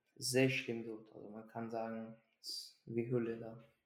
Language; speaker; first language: German; early bilingual, other home language; Persian